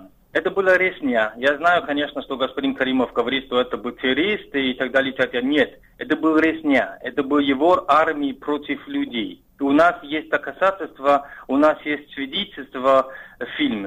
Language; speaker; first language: Russian; non-native, fluent; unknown